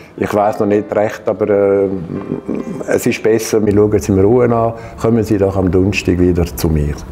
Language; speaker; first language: German; non-native, local second language; French